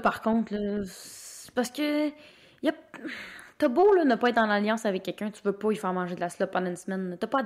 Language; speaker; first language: French; native; French